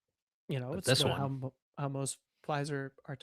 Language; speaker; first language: English; native; English